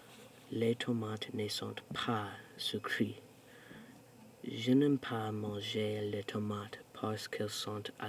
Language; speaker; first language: French; non-native, learner; English